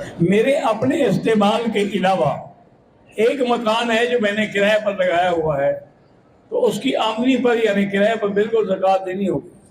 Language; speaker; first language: Urdu; native; Urdu